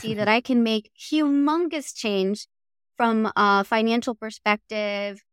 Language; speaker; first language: English; native; English